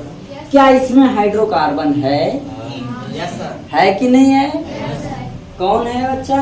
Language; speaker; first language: Hindi; native; Hindi